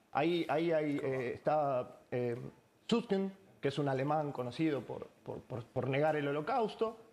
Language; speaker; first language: Spanish; native; Spanish